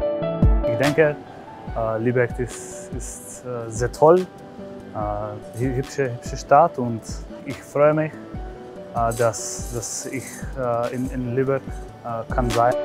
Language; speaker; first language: German; non-native, learner; Czech